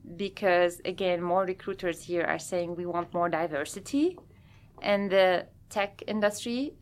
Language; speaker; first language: English; non-native, fluent; Arabic